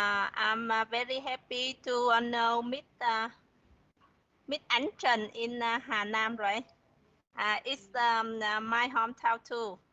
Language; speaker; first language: English; non-native, learner; Vietnamese